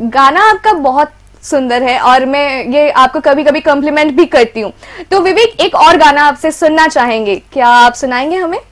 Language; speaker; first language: Hindi; non-native, local second language; Bangla